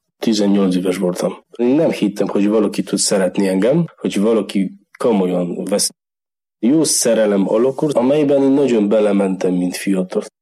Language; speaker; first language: Hungarian; non-native, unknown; Polish